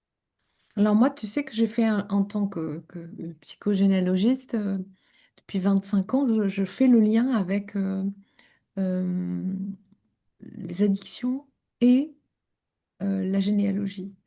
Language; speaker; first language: French; native; French